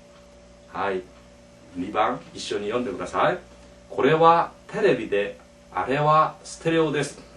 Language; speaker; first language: Japanese; non-native, fluent; Korean